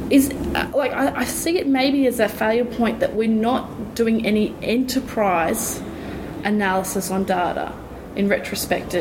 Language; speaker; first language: English; native; English